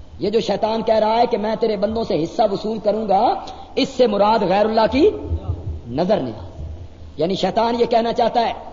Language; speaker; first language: Urdu; non-native, local second language; Punjabi